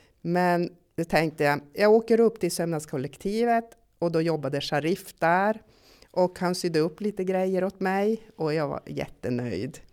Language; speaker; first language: Swedish; native; Swedish